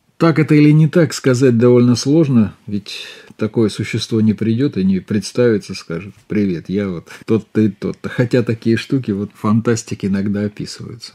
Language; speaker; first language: Russian; native; Russian